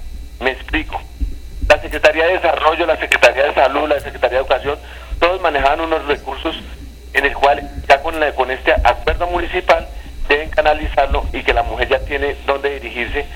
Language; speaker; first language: Spanish; native; Spanish